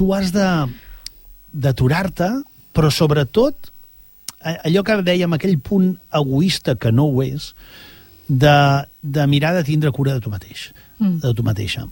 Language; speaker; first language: Catalan; native; Catalan